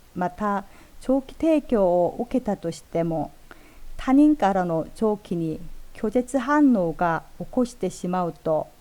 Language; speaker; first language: Japanese; non-native, fluent; Korean